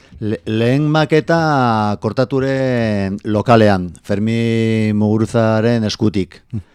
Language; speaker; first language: Basque; non-native, local second language; Spanish